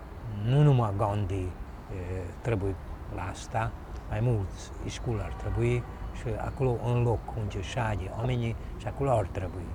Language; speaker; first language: Romanian; early bilingual, heritage; Romanian